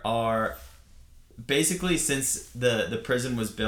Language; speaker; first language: English; native; English